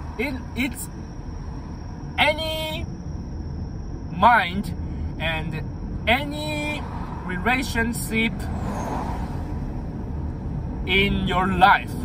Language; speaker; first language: English; non-native, learner; Japanese